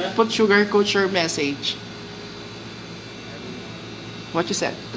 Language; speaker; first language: English; non-native, local second language; Filipino